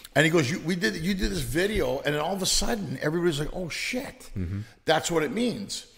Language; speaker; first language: English; early bilingual, other home language; Greek